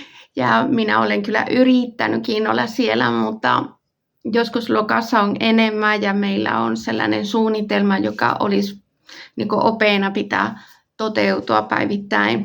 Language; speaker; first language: Finnish; non-native, fluent; Spanish